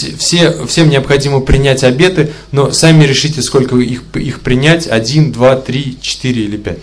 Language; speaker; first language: Russian; native; Russian